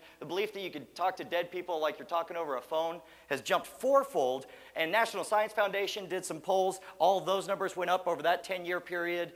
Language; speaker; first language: English; native; English